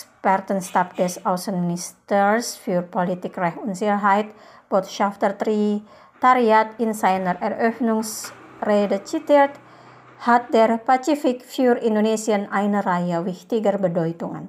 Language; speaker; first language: German; non-native, fluent; Indonesian